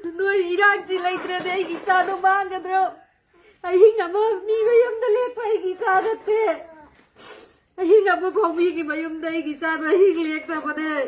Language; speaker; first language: Manipuri; native; Manipuri